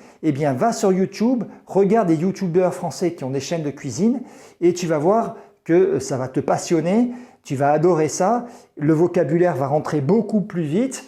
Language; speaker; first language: French; native; French